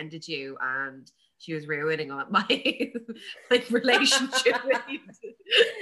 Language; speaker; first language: English; native; English